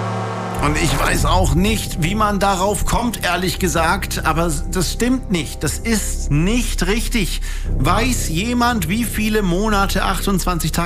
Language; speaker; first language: German; native; German